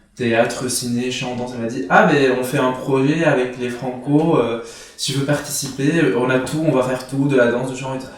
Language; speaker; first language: French; non-native, local second language; Arabic